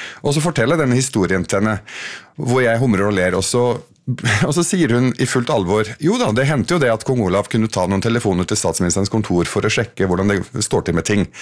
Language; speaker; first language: Norwegian; early bilingual, other home language; Urdu